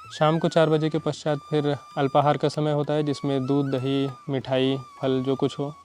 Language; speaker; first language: Hindi; native; Hindi